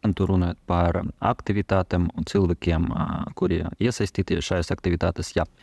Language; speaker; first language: Latvian; non-native, local second language; Russian